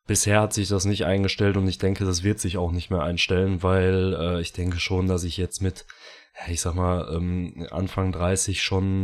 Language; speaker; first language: German; native; German